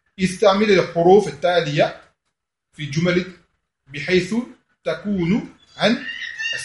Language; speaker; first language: Arabic; non-native, fluent; French